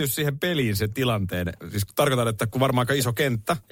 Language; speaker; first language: Finnish; native; Finnish